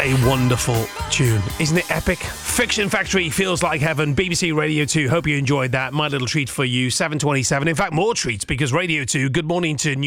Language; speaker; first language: English; native; English